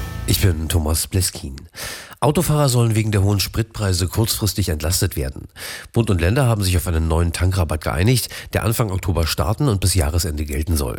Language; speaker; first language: German; native; German